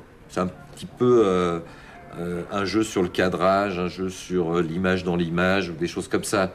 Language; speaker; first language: French; native; French